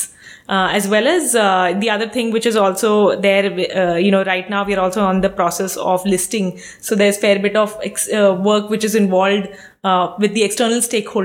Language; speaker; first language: English; non-native, local second language; Hindi